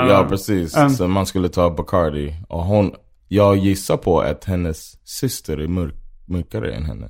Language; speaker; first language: Swedish; non-native, fluent; English